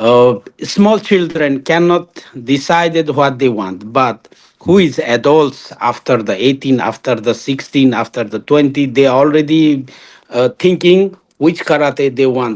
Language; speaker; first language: English; non-native, learner; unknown